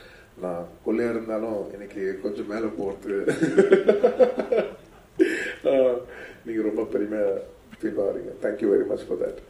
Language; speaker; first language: Tamil; non-native, local second language; Telugu